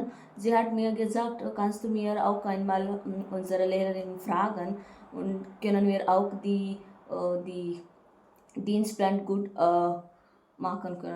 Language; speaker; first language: German; non-native, learner; Kannada